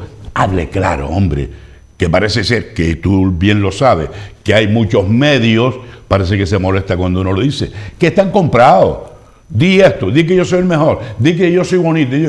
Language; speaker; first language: Spanish; native; Spanish